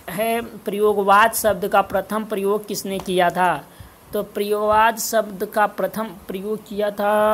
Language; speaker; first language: Hindi; native; Hindi